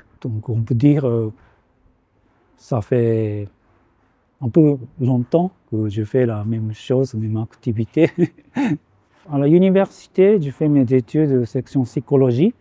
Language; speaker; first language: French; non-native, fluent; Japanese